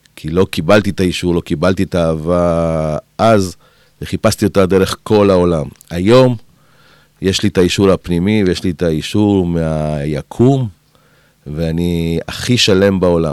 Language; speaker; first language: Hebrew; early bilingual, other home language; Spanish